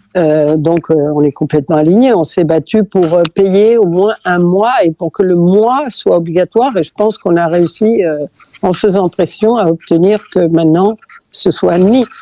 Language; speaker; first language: French; early bilingual, other home language; Catalan